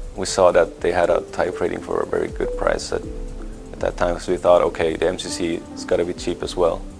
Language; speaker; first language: English; non-native, fluent; Swedish